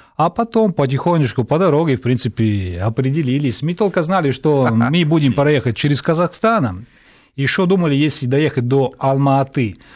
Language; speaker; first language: Russian; non-native, fluent; Italian